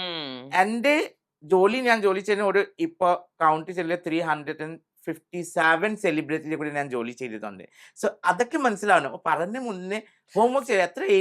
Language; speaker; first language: Malayalam; non-native, fluent; Assamese